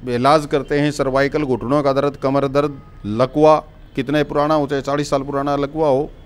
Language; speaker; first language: Hindi; native; Hindi